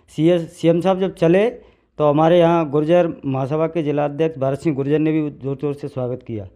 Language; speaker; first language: Hindi; native; Hindi